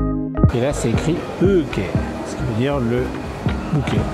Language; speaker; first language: French; native; French